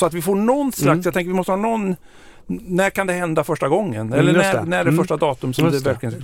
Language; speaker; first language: Swedish; native; Swedish